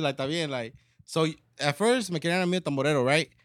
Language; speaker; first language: Spanish; early bilingual, heritage; Spanish